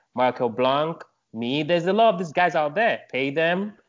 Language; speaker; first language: English; non-native, local second language; Yoruba